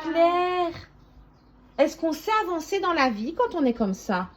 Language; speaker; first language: French; native; French